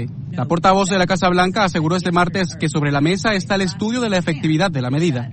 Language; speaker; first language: Spanish; native; Spanish